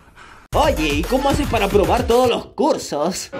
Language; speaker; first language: Spanish; native; Spanish